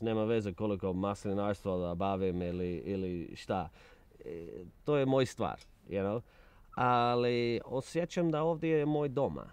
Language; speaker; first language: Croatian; non-native, learner; English